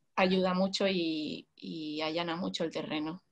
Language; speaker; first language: Spanish; native; Spanish